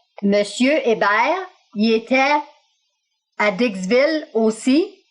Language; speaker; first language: French; early bilingual, heritage; French